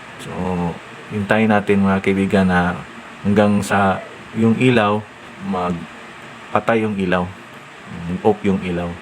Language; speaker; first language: Filipino; non-native, local second language; Cebuano